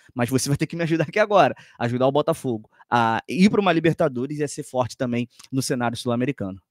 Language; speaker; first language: Portuguese; native; Portuguese